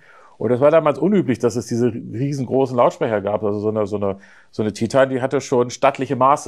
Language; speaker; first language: German; native; German